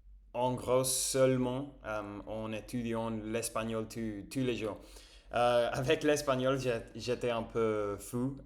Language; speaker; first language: French; non-native, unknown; English